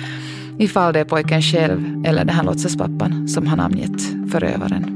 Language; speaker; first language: Swedish; native; Swedish